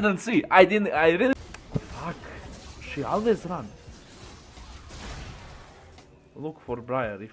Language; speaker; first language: English; non-native, learner; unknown